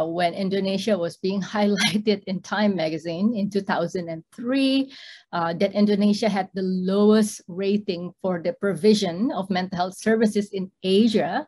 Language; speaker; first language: English; non-native, fluent; Indonesian